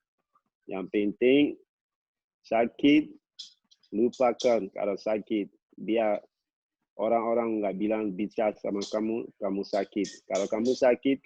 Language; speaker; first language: Indonesian; non-native, local second language; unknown